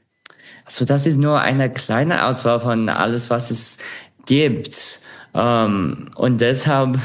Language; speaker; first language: German; non-native, fluent; English